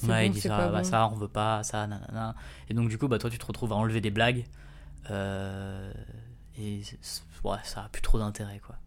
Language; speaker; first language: French; native; French